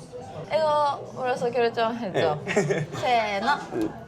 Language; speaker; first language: Korean; non-native, fluent; Japanese